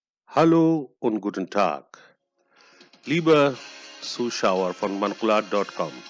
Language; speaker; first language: German; non-native, fluent; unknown